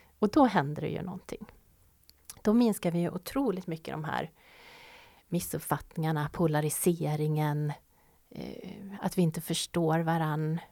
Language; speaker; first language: Swedish; native; Swedish